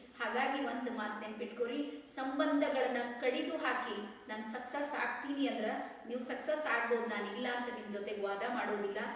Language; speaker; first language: Kannada; native; Kannada